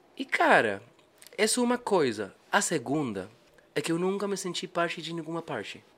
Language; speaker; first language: Portuguese; non-native, fluent; Spanish